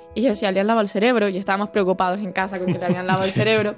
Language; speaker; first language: Spanish; native; Spanish